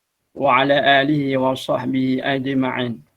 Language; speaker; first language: Arabic; non-native, fluent; Malay